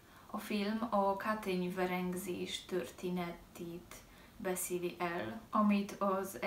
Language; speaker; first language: Hungarian; non-native, learner; Polish